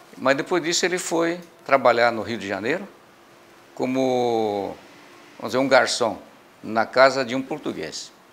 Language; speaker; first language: Portuguese; early bilingual, other home language; Japanese